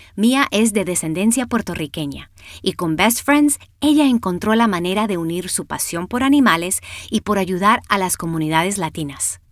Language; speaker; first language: Spanish; early bilingual, heritage; Spanish